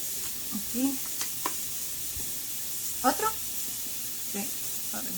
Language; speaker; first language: Spanish; non-native, learner; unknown